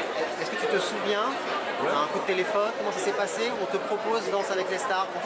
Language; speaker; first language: French; native; French